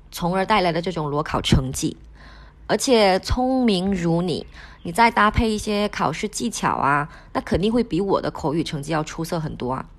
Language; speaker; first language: Chinese; non-native, local second language; Min Nan Chinese